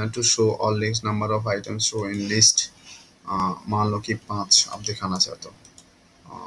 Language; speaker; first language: Hindi; non-native, local second language; Bangla